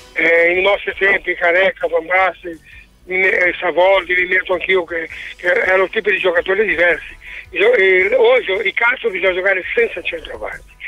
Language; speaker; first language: Italian; non-native, fluent; Portuguese